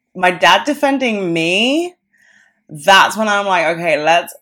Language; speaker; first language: English; native; English